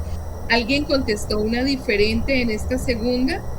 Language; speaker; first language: Spanish; native; Spanish